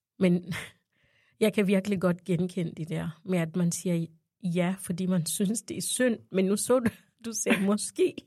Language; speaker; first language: Danish; non-native, fluent; Ganda